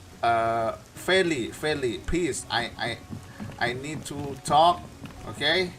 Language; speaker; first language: English; non-native, learner; Thai